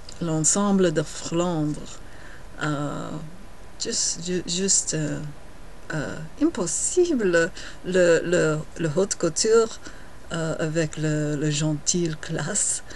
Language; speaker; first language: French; non-native, learner; English